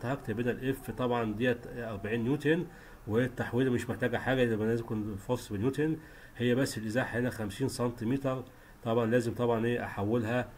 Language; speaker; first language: Arabic; native; Arabic